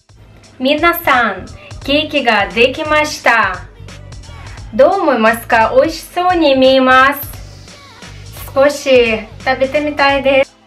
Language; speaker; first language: Japanese; non-native, fluent; Russian